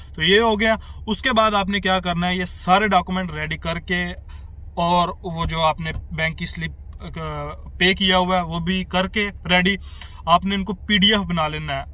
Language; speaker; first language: Urdu; non-native, local second language; Punjabi